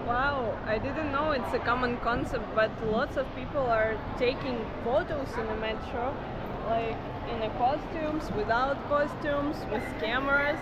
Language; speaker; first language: English; non-native, fluent; Ukrainian